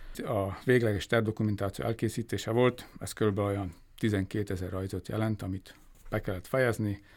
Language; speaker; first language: Hungarian; native; Hungarian